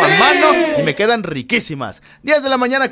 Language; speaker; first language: Spanish; native; Spanish